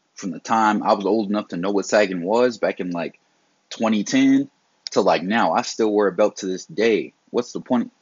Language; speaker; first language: English; native; English